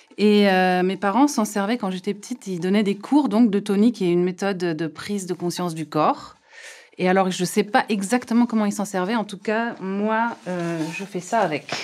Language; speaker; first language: French; early bilingual, heritage; French